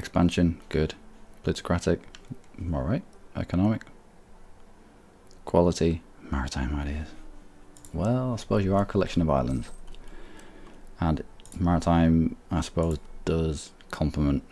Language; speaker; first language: English; native; English